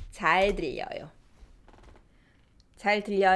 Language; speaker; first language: Korean; non-native, fluent; English